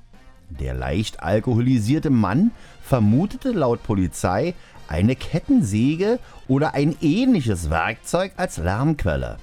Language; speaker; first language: German; native; German